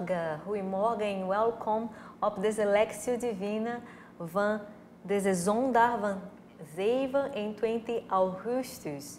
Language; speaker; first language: Dutch; non-native, fluent; Portuguese